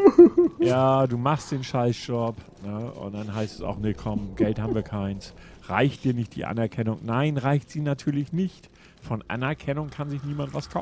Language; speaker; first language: German; native; German